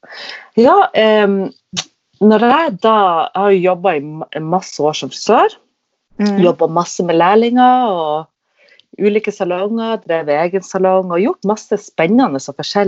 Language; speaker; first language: Norwegian; native; Norwegian